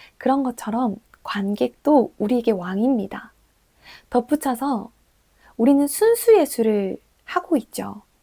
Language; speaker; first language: Korean; native; Korean